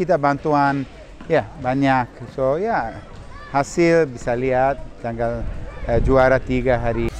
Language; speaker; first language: Indonesian; non-native, learner; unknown